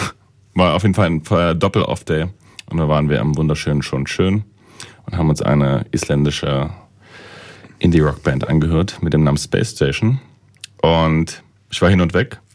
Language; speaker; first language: German; native; German